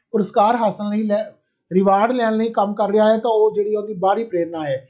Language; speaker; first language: Hindi; non-native, local second language; Punjabi